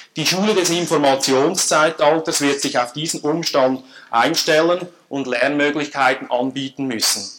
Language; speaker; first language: German; native; German